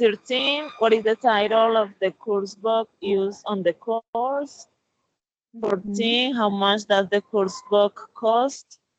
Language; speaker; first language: English; non-native, learner; Spanish